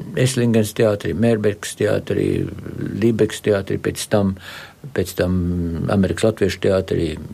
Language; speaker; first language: Latvian; native; Latvian